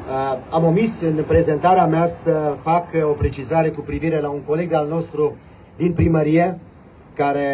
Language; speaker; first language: Romanian; native; Romanian